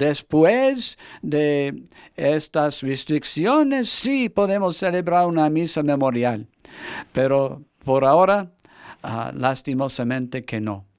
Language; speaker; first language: Spanish; non-native, fluent; English